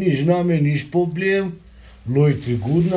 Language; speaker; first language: German; non-native, learner; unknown